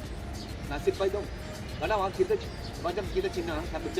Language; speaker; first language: Indonesian; non-native, local second language; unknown